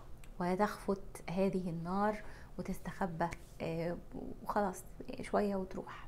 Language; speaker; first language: Arabic; native; Arabic